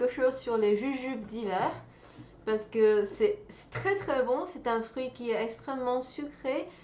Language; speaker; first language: French; non-native, fluent; Chinese